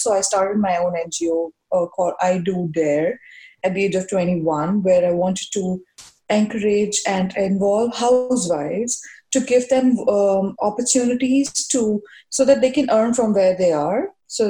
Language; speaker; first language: English; non-native, local second language; Hindi